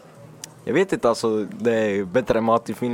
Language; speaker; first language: Swedish; early bilingual, other home language; Finnish